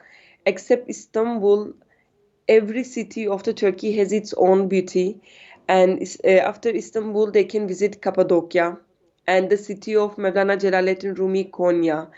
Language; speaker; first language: English; non-native, learner; Turkish